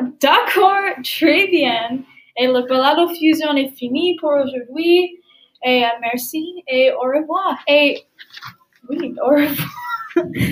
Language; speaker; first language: French; non-native, learner; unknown